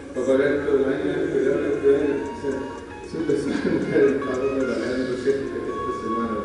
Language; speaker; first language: Spanish; native; Spanish